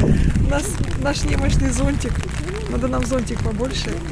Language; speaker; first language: Russian; native; Russian